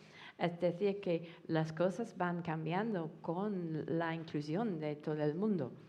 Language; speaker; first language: Spanish; non-native, fluent; English